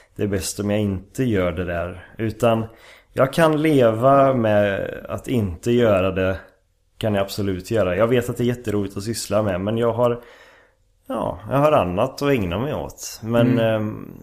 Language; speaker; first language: Swedish; native; Swedish